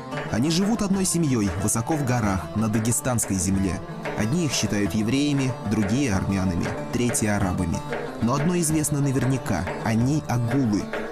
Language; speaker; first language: Russian; native; Russian